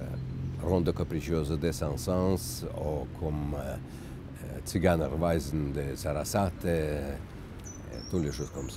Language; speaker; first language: French; non-native, learner; Russian